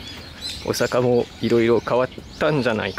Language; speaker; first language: Japanese; non-native, fluent; French